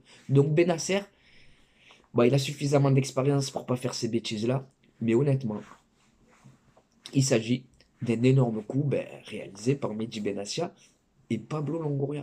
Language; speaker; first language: French; native; French